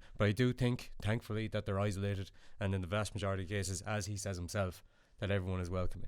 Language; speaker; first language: English; native; English